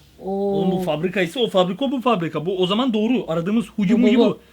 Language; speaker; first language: Turkish; native; Turkish